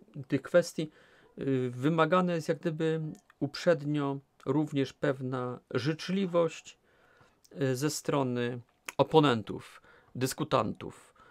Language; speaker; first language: Polish; native; Polish